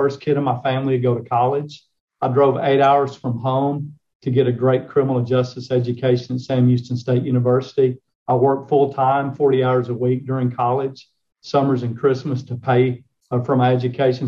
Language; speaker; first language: English; native; English